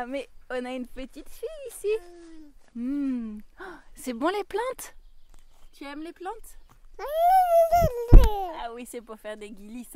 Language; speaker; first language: French; native; French